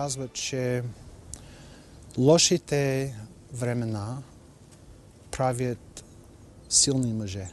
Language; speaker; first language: Bulgarian; non-native, fluent; English